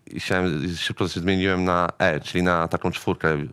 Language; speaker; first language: Polish; native; Polish